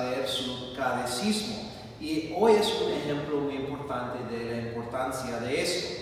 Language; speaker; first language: Spanish; non-native, fluent; English